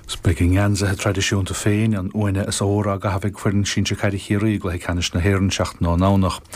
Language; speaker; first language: Irish; native; Irish